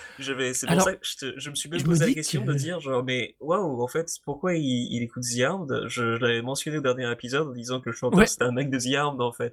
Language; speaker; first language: French; native; French